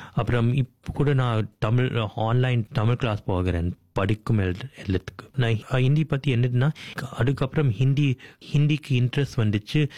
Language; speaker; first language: Tamil; early bilingual, heritage; Tamil